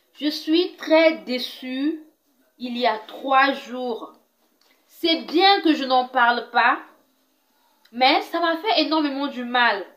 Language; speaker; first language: French; non-native, local second language; Lingala